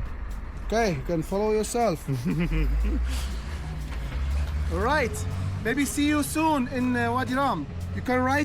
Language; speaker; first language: English; non-native, learner; Arabic